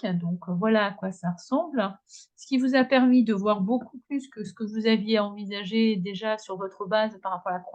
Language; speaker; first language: French; native; French